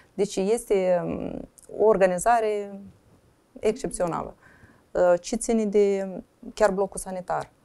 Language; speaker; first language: Romanian; native; Romanian